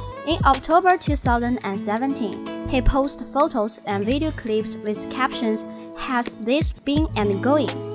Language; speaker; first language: English; non-native, fluent; Chinese